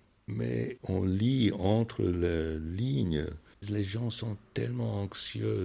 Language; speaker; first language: French; non-native, fluent; English